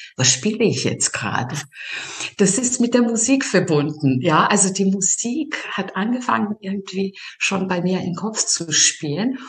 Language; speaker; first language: German; non-native, fluent; Serbian